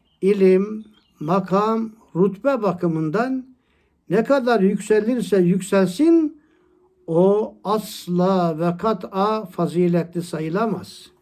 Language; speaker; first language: Turkish; native; Turkish